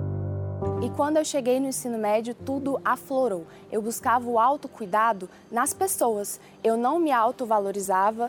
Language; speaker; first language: Portuguese; early bilingual, other home language; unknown